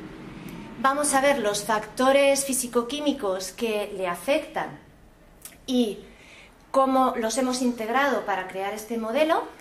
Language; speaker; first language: Spanish; native; Spanish